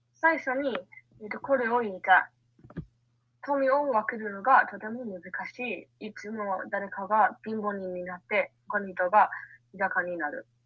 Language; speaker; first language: Japanese; non-native, learner; English